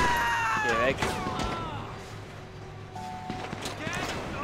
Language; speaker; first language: German; native; German